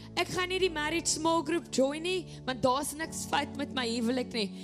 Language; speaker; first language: Afrikaans; native; Afrikaans